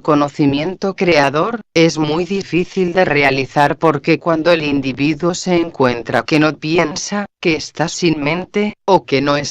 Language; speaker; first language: Spanish; native; Spanish